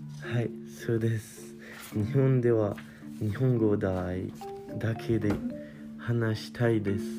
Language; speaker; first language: Japanese; non-native, learner; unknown